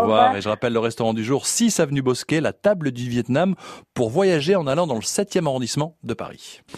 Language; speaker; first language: French; native; French